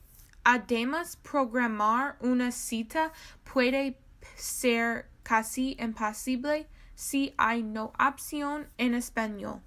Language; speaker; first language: Spanish; non-native, learner; English